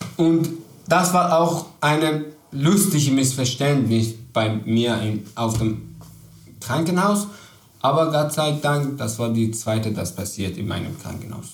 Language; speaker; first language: German; non-native, learner; Persian